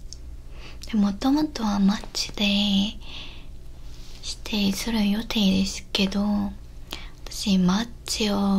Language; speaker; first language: Japanese; non-native, learner; Korean